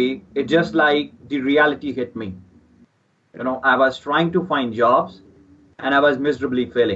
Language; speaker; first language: English; non-native, local second language; Punjabi